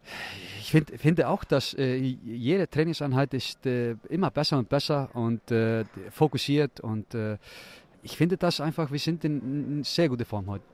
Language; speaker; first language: German; non-native, fluent; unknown